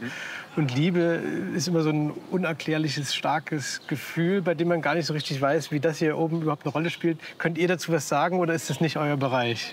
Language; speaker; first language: German; native; German